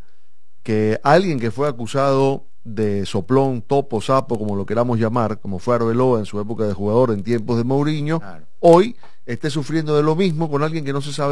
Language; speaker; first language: Spanish; native; Spanish